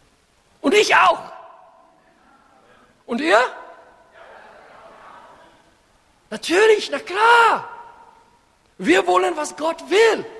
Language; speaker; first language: German; non-native, fluent; English